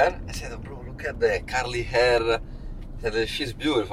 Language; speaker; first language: English; non-native, learner; Italian